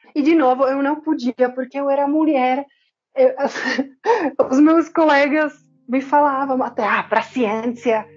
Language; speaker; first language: Portuguese; non-native, fluent; Czech